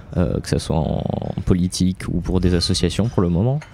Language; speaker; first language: French; native; French